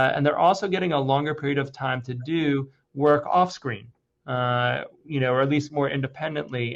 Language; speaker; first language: English; native; English